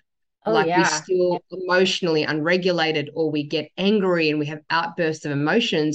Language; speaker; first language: English; native; English